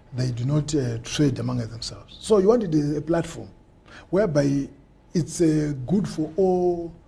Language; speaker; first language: English; non-native, local second language; Shona